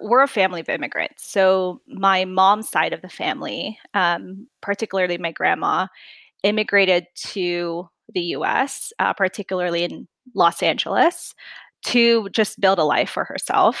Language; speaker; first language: English; non-native, local second language; Filipino